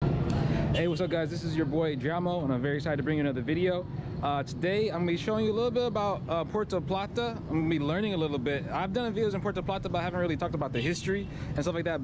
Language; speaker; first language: English; native; English